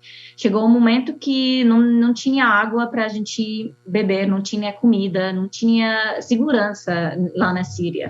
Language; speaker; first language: Portuguese; non-native, fluent; Arabic